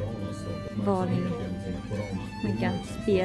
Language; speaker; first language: Swedish; non-native, learner; Japanese